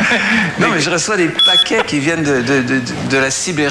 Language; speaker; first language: French; native; French